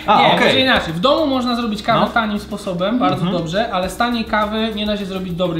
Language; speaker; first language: Polish; native; Polish